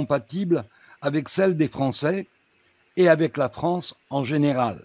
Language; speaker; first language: French; native; French